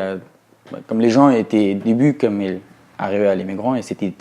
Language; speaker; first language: French; non-native, learner; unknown